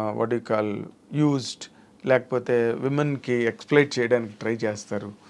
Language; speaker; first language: Telugu; native; Telugu